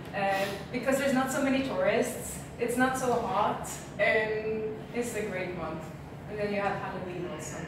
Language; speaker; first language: English; non-native, fluent; Swedish